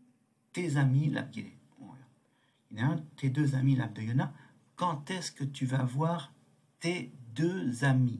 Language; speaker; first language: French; non-native, fluent; Tibetan